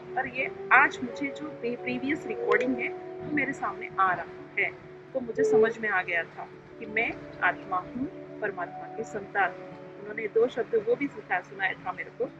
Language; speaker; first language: Hindi; non-native, local second language; Telugu